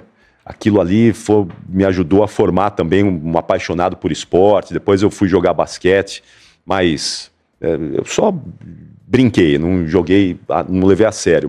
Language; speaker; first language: Portuguese; native; Portuguese